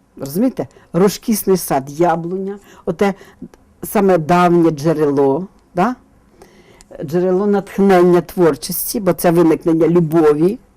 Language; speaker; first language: Ukrainian; native; Ukrainian